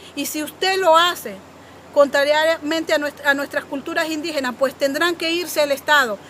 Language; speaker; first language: Spanish; non-native, local second language; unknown